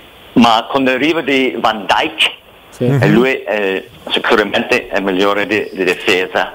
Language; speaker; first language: Italian; non-native, fluent; English